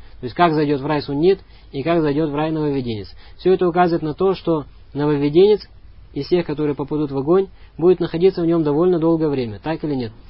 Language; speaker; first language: Russian; non-native, local second language; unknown